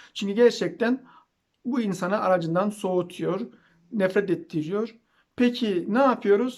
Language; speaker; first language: Turkish; native; Turkish